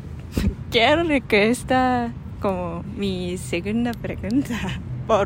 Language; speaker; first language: Spanish; non-native, learner; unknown